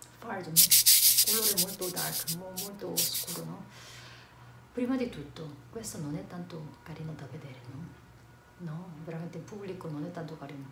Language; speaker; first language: Italian; non-native, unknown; Korean